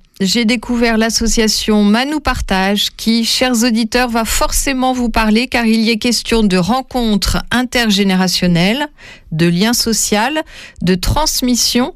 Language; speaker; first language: French; native; French